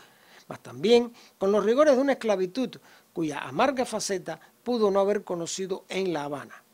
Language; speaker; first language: Spanish; native; Spanish